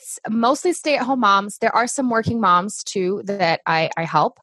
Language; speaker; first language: English; non-native, fluent; Portuguese